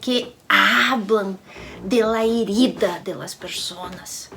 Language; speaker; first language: Spanish; non-native, learner; Portuguese